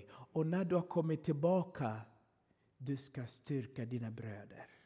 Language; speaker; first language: Swedish; non-native, fluent; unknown